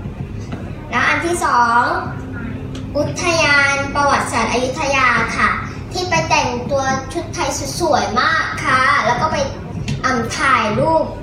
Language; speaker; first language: Thai; early bilingual, heritage; Thai